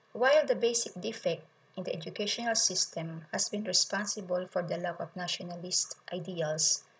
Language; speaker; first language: English; non-native, local second language; Filipino